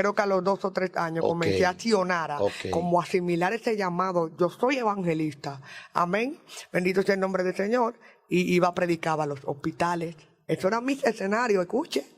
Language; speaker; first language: Spanish; native; Spanish